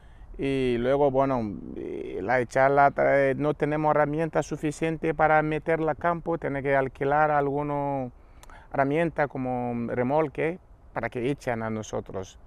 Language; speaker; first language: Spanish; non-native, learner; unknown